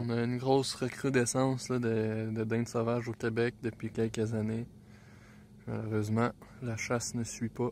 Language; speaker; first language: French; native; French